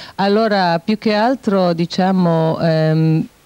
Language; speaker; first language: Italian; non-native, fluent; Filipino